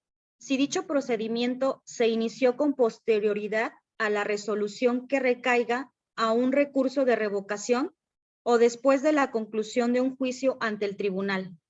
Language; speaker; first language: Spanish; native; Spanish